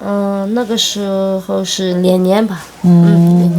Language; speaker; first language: Chinese; non-native, local second language; Tibetan